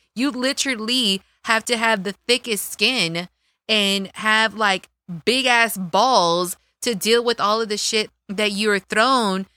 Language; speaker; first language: English; native; English